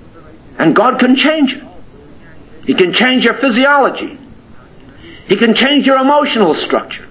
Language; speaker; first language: English; native; English